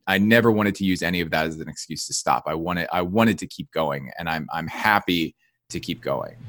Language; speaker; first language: English; native; English